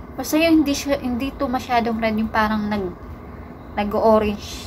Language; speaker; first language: Filipino; non-native, local second language; Bikol